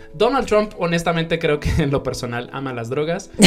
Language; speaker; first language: Spanish; native; Spanish